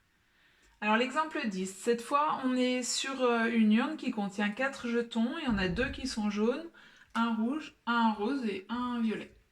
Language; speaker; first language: French; native; French